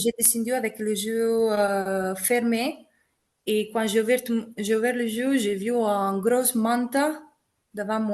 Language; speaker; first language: French; non-native, fluent; Italian